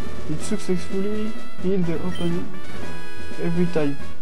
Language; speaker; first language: English; non-native, learner; French